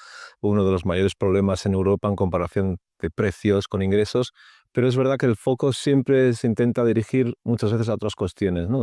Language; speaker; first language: Spanish; native; Spanish